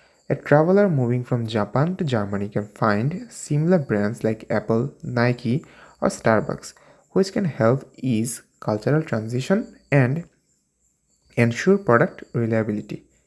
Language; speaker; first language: English; non-native, local second language; Bangla